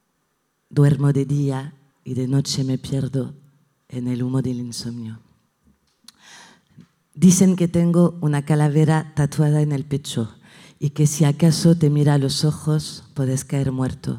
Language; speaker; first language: Spanish; non-native, fluent; French